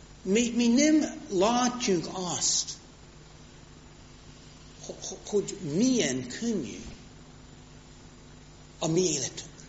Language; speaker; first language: Hungarian; non-native, fluent; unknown